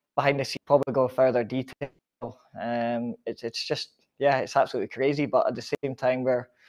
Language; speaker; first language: English; native; English